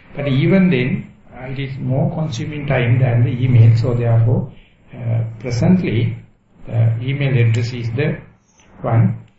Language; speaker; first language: English; non-native, local second language; Sinhala